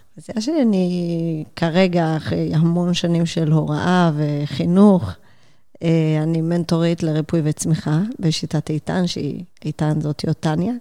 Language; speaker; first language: Hebrew; early bilingual, heritage; Hebrew